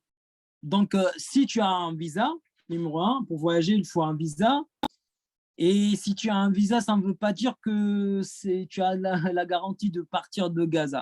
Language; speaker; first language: French; non-native, fluent; Arabic